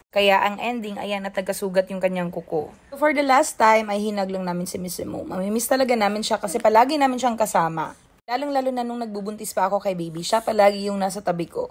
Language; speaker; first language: Filipino; non-native, local second language; Cebuano